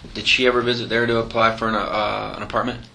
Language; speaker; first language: English; native; English